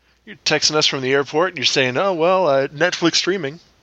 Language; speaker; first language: English; native; English